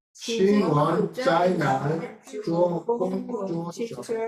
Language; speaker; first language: Chinese; non-native, learner; Korean